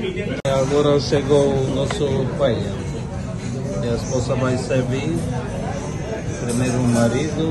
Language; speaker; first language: Portuguese; non-native, learner; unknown